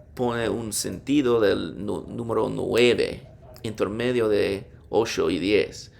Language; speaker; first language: Spanish; non-native, learner; English